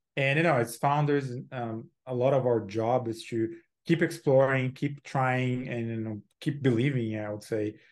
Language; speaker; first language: English; non-native, fluent; Portuguese